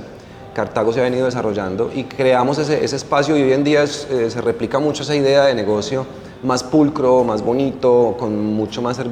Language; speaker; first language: Spanish; native; Spanish